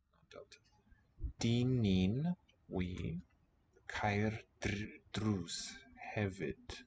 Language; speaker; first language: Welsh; non-native, learner; English